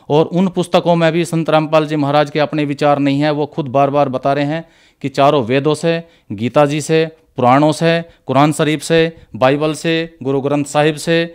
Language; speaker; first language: Hindi; native; Hindi